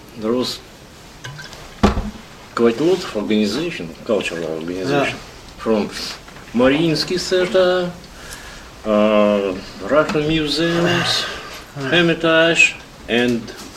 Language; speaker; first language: English; non-native, learner; Russian